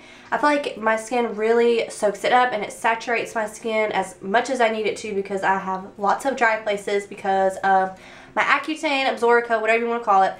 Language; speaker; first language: English; native; English